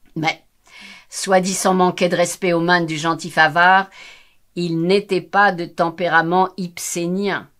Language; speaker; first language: French; native; French